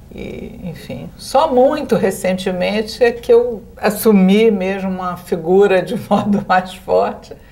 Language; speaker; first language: Portuguese; native; Portuguese